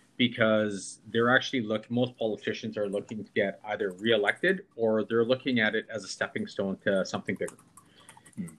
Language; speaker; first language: English; native; English